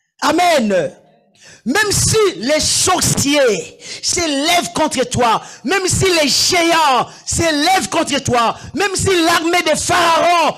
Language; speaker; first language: French; non-native, local second language; Lingala